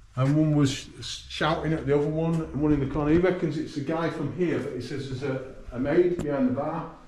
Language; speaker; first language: English; native; English